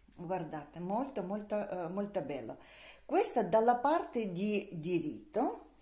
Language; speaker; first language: Italian; non-native, learner; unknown